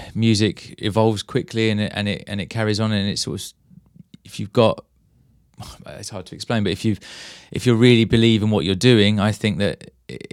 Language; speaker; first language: English; native; English